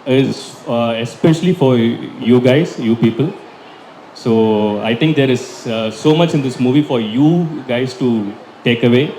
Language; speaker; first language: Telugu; non-native, learner; Tamil